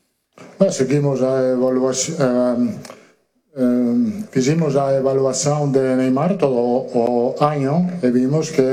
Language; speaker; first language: Portuguese; non-native, fluent; Italian